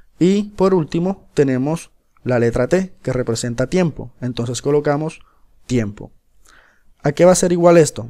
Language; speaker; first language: Spanish; native; Spanish